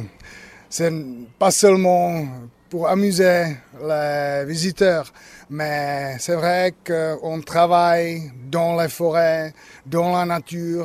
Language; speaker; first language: French; non-native, learner; Czech